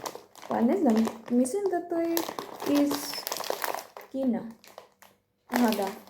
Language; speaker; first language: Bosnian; non-native, learner; Filipino